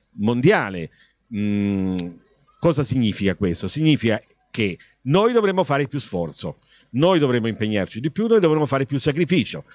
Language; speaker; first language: Italian; native; Italian